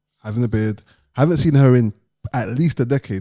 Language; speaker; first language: English; native; English